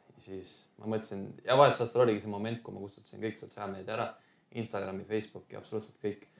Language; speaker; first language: Estonian; non-native, fluent; German